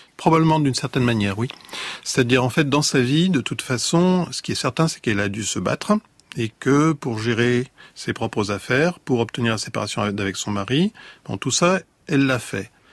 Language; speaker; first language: French; native; French